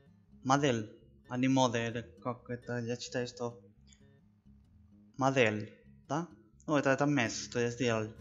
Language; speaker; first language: Russian; non-native, learner; Spanish